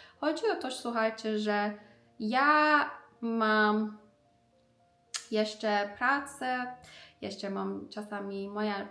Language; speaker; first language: Polish; non-native, learner; Persian